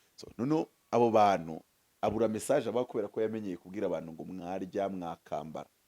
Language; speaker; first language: Kinyarwanda; early bilingual, heritage; Kinyarwanda